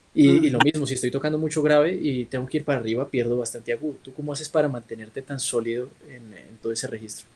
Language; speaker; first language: Spanish; native; Spanish